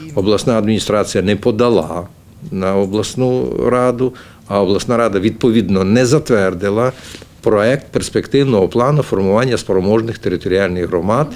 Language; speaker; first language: Ukrainian; native; Ukrainian